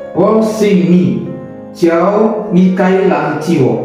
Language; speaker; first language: Chinese; non-native, learner; Indonesian